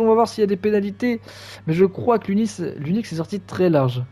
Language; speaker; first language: French; native; French